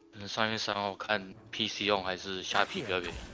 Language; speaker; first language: Chinese; native; Chinese